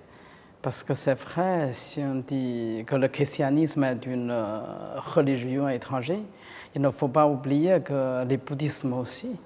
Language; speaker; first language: French; non-native, fluent; Chinese